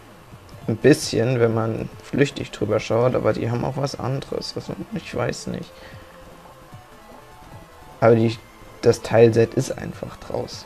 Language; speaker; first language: German; native; German